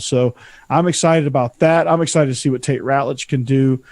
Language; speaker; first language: English; native; English